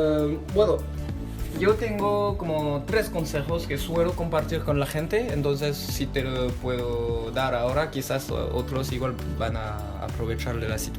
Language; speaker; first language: Spanish; non-native, fluent; French